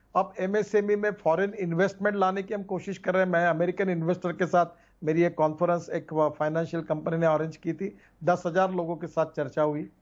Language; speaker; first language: Hindi; non-native, local second language; Marathi